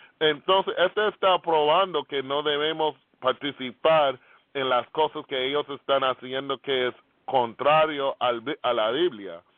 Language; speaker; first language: Spanish; non-native, fluent; English